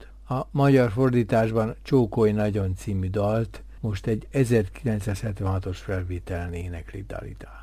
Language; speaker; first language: Hungarian; native; Hungarian